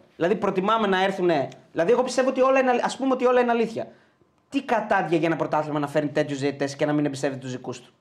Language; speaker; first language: Greek; native; Greek